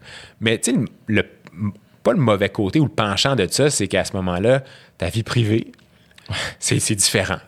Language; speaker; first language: French; native; French